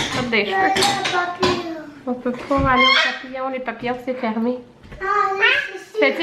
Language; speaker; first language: French; native; French